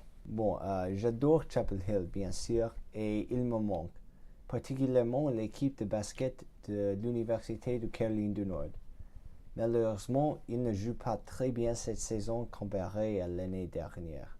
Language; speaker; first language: French; non-native, learner; English